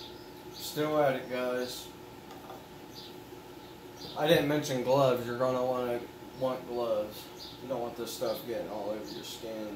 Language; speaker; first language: English; native; English